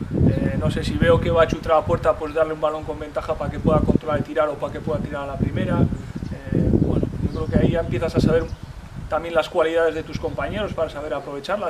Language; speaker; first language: Spanish; native; Spanish